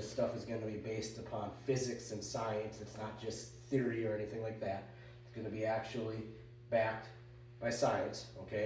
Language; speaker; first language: English; native; English